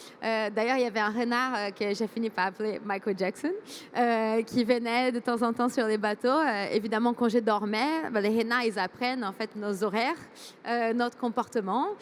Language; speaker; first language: French; non-native, fluent; Portuguese